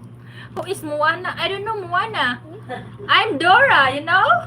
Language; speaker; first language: English; non-native, local second language; Cebuano